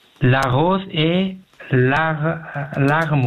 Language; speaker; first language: French; non-native, learner; Pashto